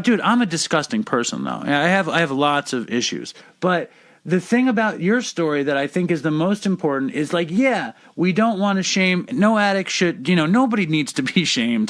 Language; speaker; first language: English; native; English